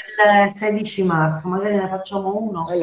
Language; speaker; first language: Italian; native; Italian